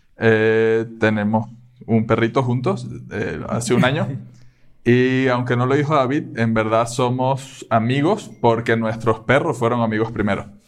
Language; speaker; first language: Spanish; native; Spanish